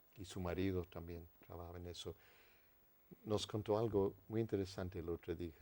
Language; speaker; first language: Spanish; non-native, fluent; English